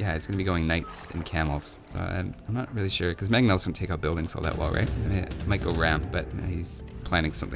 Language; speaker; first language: English; native; English